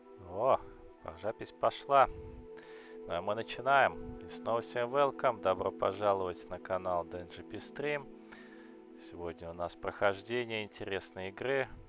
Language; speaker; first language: Russian; native; Russian